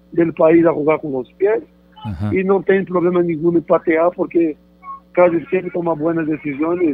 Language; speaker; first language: Spanish; non-native, fluent; Portuguese